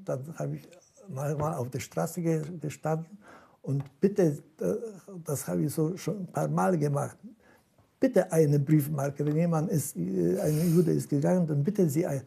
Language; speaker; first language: German; non-native, learner; Polish